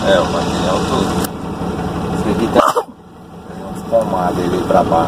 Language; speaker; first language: Portuguese; native; Portuguese